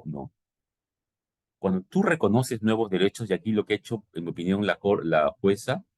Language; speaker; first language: Spanish; native; Spanish